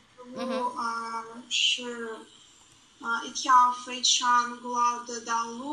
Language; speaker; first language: Chinese; non-native, learner; Russian